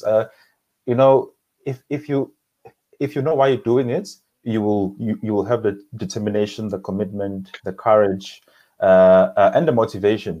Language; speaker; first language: English; non-native, local second language; Zulu